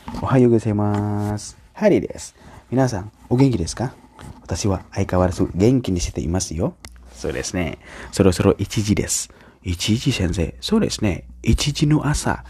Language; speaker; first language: Japanese; non-native, learner; Indonesian